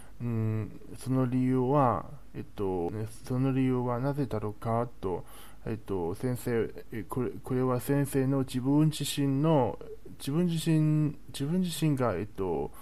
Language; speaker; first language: Japanese; non-native, learner; Chinese